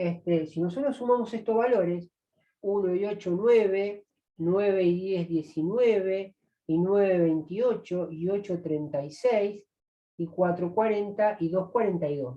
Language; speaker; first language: Spanish; native; Spanish